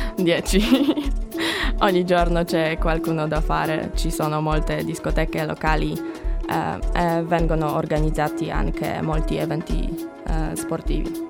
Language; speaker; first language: Italian; non-native, fluent; Polish